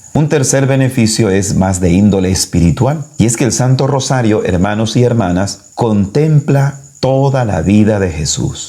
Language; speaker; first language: Spanish; native; Spanish